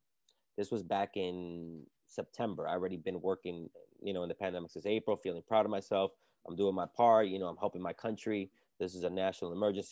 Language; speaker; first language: English; early bilingual, other home language; Spanish